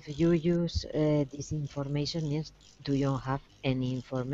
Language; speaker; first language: English; non-native, learner; Spanish